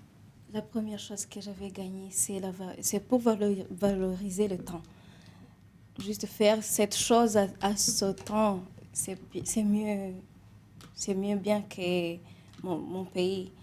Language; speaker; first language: French; non-native, learner; Kinyarwanda